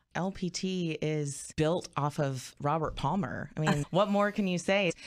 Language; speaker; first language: English; native; English